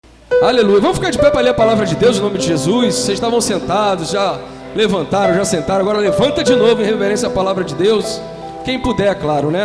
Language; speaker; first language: Portuguese; native; Portuguese